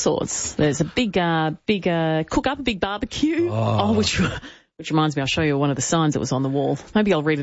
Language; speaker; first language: English; native; English